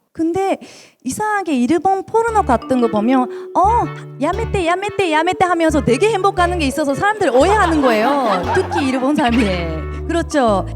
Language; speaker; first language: Korean; non-native, fluent; Japanese